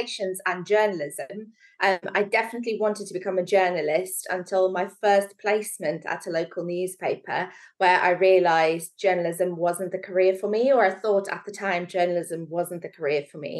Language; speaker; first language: English; native; English